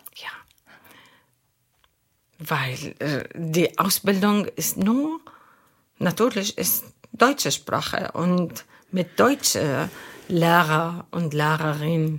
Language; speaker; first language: German; non-native, learner; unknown